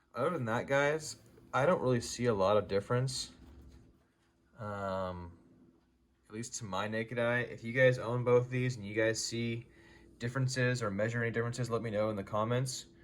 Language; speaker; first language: English; native; English